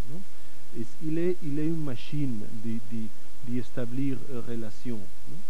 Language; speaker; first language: French; non-native, fluent; Catalan